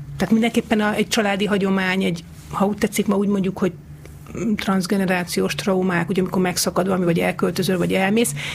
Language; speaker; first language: Hungarian; native; Hungarian